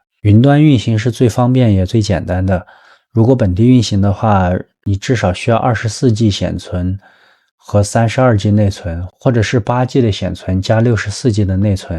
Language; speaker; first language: Chinese; native; Chinese